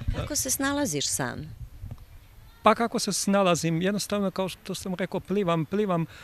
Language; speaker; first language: Serbian; native; Serbian